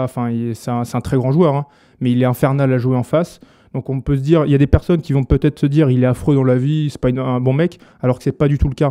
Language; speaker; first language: French; native; French